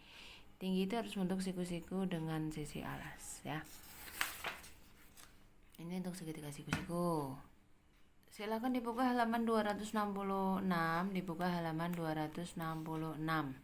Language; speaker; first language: Indonesian; native; Indonesian